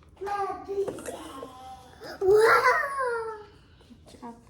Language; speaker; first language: Korean; early bilingual, heritage; Korean